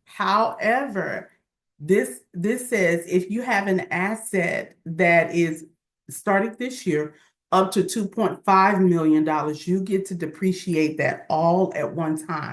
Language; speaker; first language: English; native; English